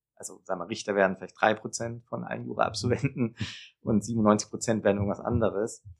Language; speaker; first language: German; native; German